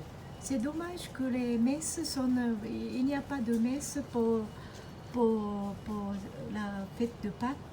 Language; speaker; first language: French; non-native, fluent; Japanese